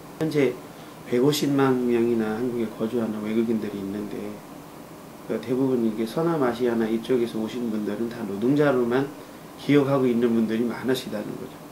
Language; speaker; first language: Korean; non-native, fluent; Nepali